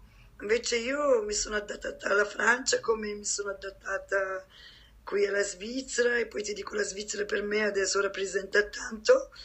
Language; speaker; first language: Italian; non-native, fluent; French